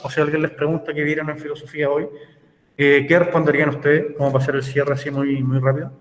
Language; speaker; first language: Spanish; native; Spanish